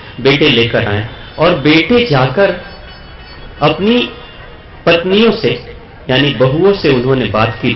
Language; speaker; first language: Hindi; native; Hindi